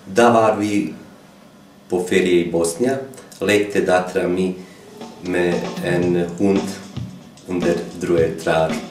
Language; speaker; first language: Norwegian; non-native, learner; Bosnian